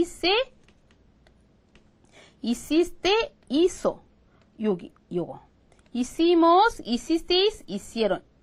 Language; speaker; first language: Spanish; non-native, fluent; Korean